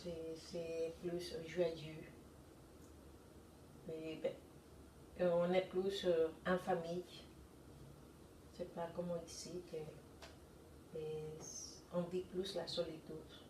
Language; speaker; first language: French; non-native, fluent; Spanish